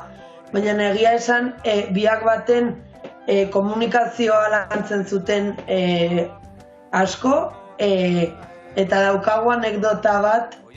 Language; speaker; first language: Basque; non-native, local second language; Spanish